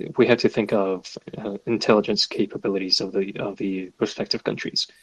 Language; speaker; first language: English; non-native, fluent; Russian